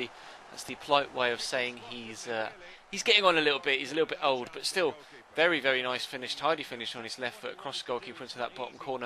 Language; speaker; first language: English; native; English